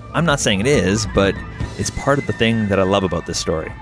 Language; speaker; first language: English; native; English